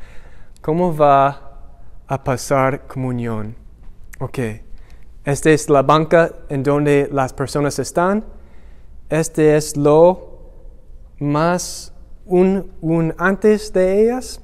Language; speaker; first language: Spanish; non-native, learner; English